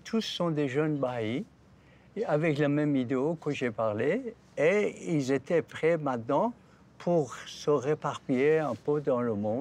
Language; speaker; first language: French; non-native, fluent; Persian